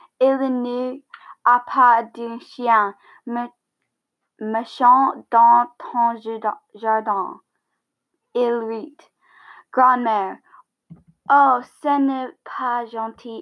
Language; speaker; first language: French; non-native, learner; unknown